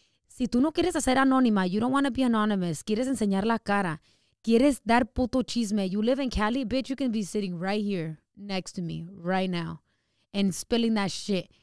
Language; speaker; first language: English; early bilingual, other home language; Spanish